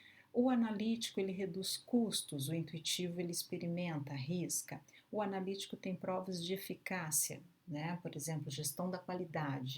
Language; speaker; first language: Portuguese; native; Portuguese